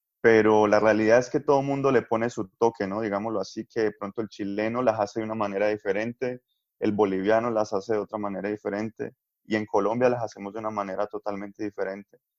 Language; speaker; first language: Spanish; native; Spanish